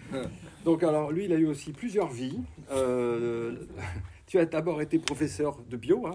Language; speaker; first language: French; native; French